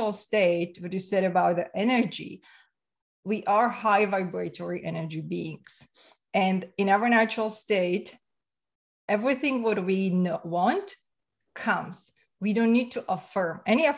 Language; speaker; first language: English; non-native, fluent; Slovak